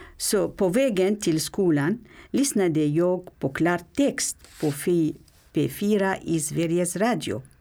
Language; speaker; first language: Swedish; non-native, learner; Arabic